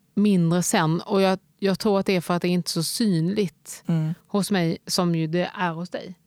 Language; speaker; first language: Swedish; native; Swedish